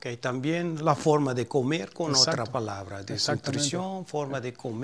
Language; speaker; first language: Spanish; non-native, fluent; Papiamento